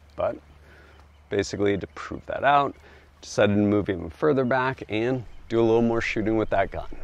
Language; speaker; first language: English; native; English